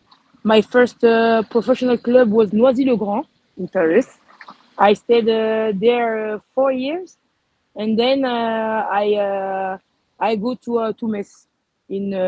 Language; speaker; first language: English; non-native, learner; French